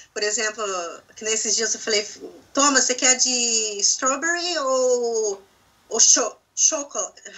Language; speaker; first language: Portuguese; native; Portuguese